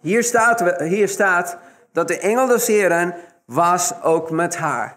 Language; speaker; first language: Dutch; non-native, fluent; Spanish